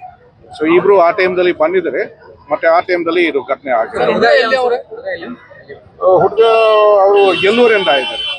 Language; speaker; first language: Kannada; non-native, fluent; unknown